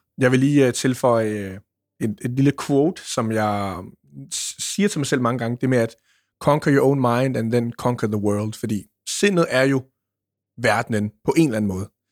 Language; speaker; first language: Danish; early bilingual, other home language; Punjabi